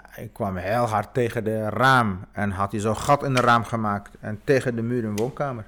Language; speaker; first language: Dutch; non-native, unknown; Kurdish